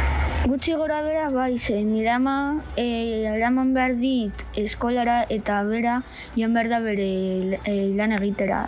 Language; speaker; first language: Basque; non-native, local second language; Spanish